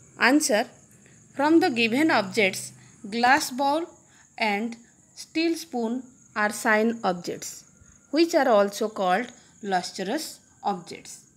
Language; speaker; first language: English; non-native, local second language; Odia